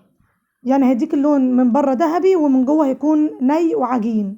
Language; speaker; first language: Arabic; native; Arabic